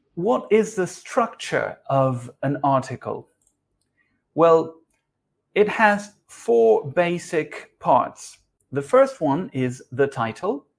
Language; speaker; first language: English; non-native, fluent; Spanish